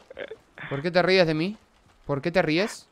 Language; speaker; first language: Spanish; native; Spanish